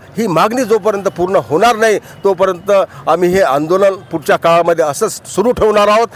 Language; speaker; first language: Marathi; non-native, local second language; Lambadi